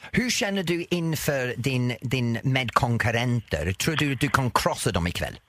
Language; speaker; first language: Swedish; non-native, fluent; English